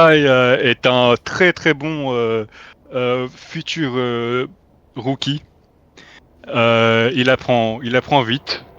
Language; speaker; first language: French; native; French